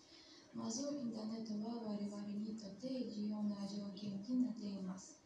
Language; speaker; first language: Japanese; non-native, fluent; Armenian